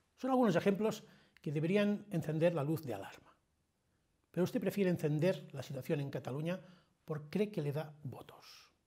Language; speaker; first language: Spanish; non-native, local second language; Catalan